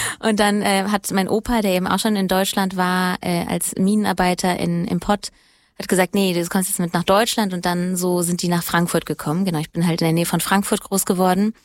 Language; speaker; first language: German; early bilingual, other home language; Italian